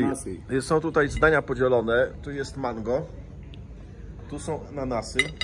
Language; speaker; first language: Polish; native; Polish